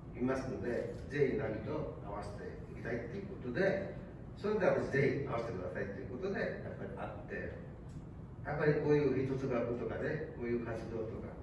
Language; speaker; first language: Japanese; non-native, fluent; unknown